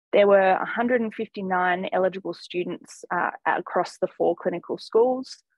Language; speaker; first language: English; native; English